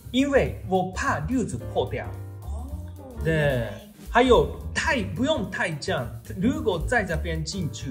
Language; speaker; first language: Chinese; non-native, learner; Japanese